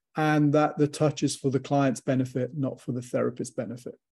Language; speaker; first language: English; native; English